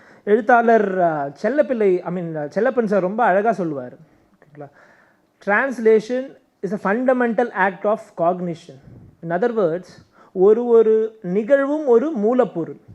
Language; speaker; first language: Tamil; native; Tamil